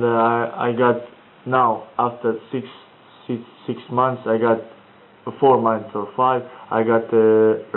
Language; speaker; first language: English; non-native, learner; Croatian